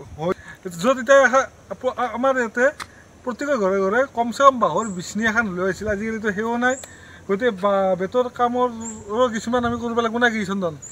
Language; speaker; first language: Assamese; native; Assamese